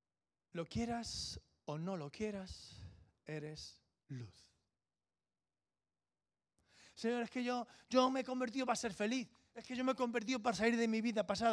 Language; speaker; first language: Spanish; native; Spanish